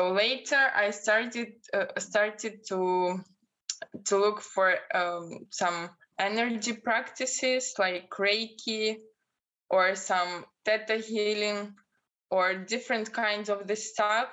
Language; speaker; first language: English; non-native, fluent; Russian